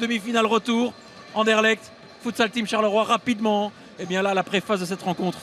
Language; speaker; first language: French; native; French